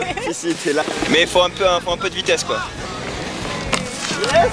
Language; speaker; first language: French; native; French